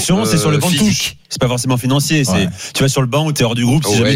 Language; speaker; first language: French; native; French